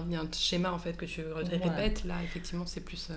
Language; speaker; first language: French; native; French